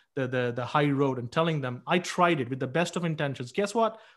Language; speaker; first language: English; non-native, local second language; Tamil